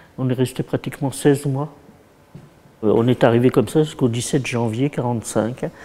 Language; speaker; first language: French; early bilingual, other home language; Yiddish